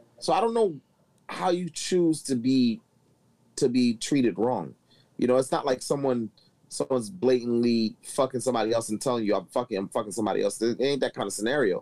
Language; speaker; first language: English; native; English